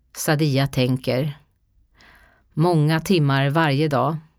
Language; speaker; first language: Swedish; native; Swedish